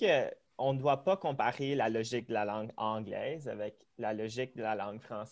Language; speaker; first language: French; non-native, local second language; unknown